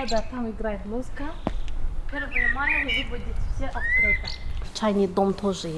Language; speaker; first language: Russian; non-native, local second language; Azerbaijani